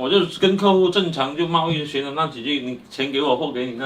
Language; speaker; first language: Chinese; native; Chinese